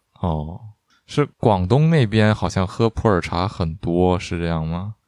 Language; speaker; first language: Chinese; native; Chinese